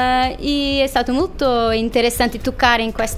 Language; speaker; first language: Italian; non-native, learner; Portuguese